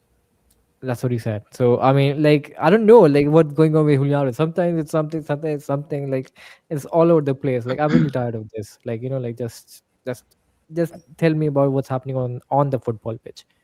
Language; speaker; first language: English; non-native, fluent; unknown